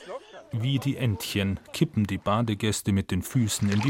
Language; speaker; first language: German; native; German